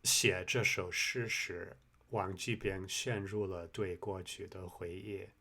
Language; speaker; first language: Chinese; non-native, fluent; English